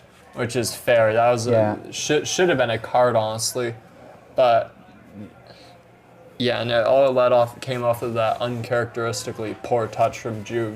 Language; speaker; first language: English; native; English